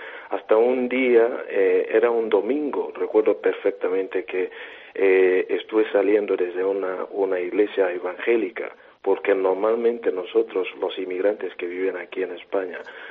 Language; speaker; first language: Spanish; non-native, fluent; Igbo